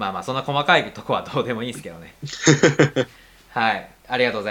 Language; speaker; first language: Japanese; native; Japanese